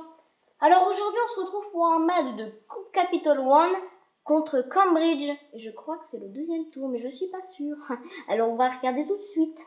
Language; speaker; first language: French; native; French